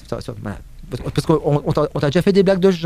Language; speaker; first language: French; native; French